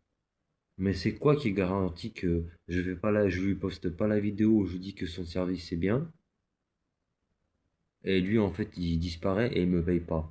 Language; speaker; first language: French; native; French